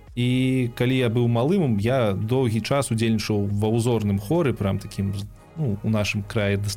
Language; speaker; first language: Belarusian; non-native, local second language; Russian